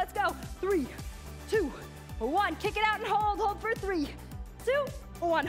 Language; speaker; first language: English; native; English